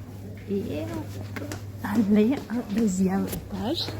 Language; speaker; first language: French; non-native, learner; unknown